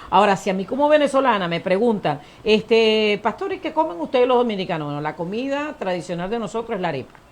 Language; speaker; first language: Spanish; native; Spanish